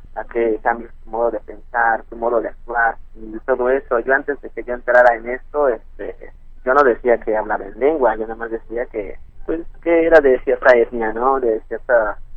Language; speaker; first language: Spanish; non-native, local second language; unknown